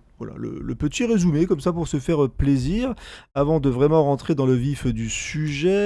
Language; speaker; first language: French; native; French